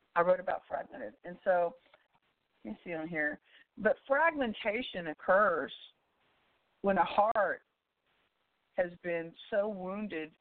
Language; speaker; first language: English; native; English